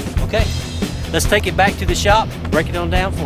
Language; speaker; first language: English; native; English